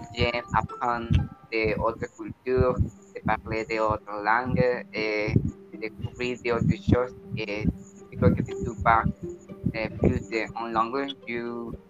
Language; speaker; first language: French; non-native, learner; Spanish